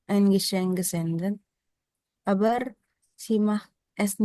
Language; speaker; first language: German; non-native, learner; Indonesian